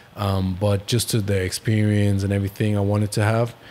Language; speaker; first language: English; non-native, fluent; German